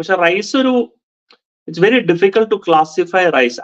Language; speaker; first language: English; non-native, local second language; Malayalam